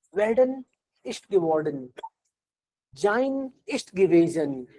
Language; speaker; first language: German; non-native, fluent; Hindi